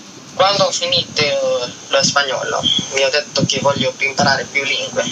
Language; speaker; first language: Italian; non-native, learner; Filipino